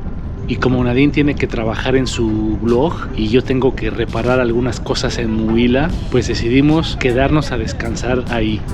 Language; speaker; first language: Spanish; native; Spanish